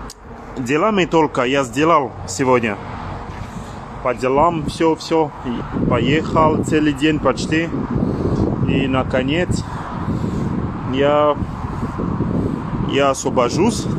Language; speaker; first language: Russian; non-native, learner; French